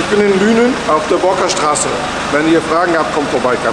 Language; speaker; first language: German; native; German